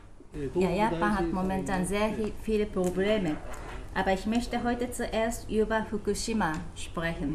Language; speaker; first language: German; non-native, fluent; Japanese